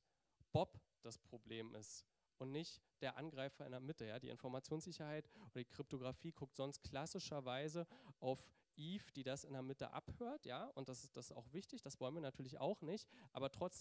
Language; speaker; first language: German; native; German